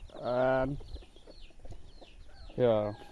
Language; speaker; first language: English; non-native, learner; Hmong